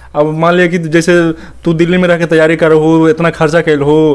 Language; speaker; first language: Hindi; native; Hindi